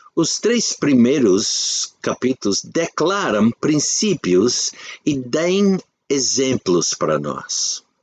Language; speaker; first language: Portuguese; non-native, fluent; English